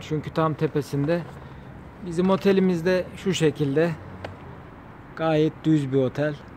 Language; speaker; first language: Turkish; native; Turkish